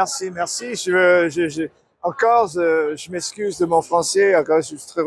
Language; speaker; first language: French; non-native, learner; English